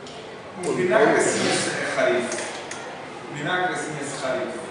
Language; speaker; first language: Spanish; non-native, fluent; Portuguese